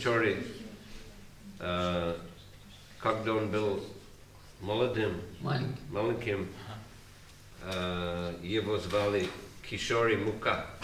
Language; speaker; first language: Russian; non-native, learner; English